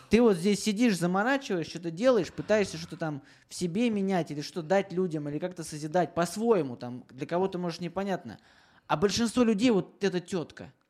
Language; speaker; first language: Russian; native; Russian